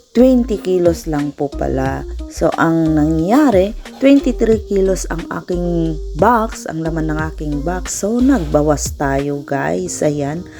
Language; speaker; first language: Filipino; non-native, local second language; Iloko